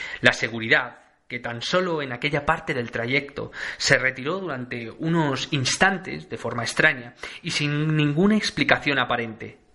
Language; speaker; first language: Spanish; native; Spanish